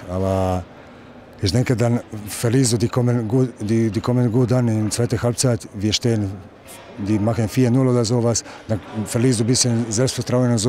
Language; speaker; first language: German; non-native, learner; Croatian